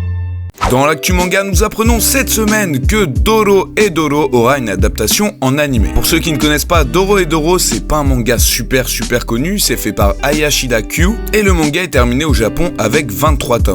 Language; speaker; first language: French; native; French